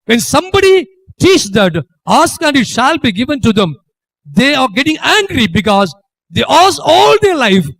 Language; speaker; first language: English; non-native, local second language; Tamil